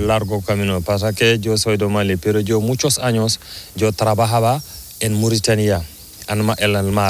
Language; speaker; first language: Spanish; non-native, learner; Fula